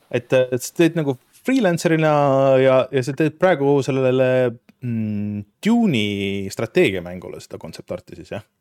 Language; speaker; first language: Estonian; native; Estonian